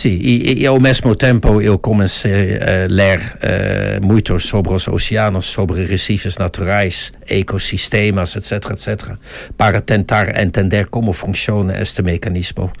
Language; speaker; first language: Portuguese; non-native, fluent; Dutch